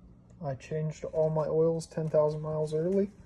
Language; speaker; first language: English; native; English